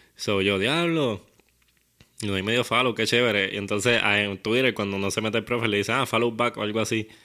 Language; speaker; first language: Spanish; native; Spanish